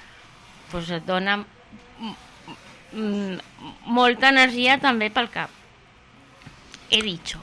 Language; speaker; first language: Catalan; non-native, local second language; Spanish